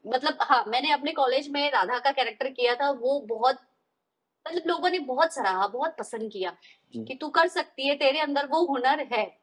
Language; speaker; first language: Hindi; native; Hindi